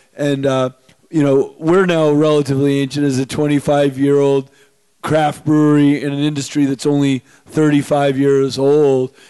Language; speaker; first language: English; native; English